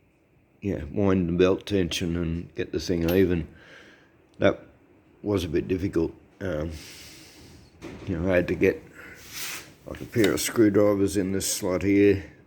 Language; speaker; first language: English; native; English